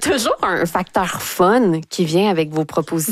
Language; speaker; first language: French; native; French